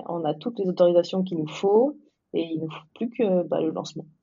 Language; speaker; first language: French; native; French